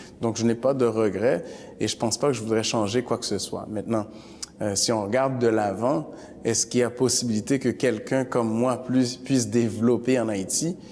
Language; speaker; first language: French; early bilingual, other home language; Haitian Creole